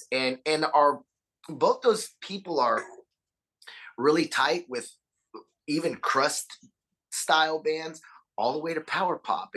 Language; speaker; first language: English; native; English